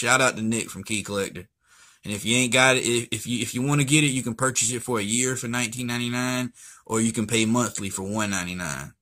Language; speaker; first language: English; native; English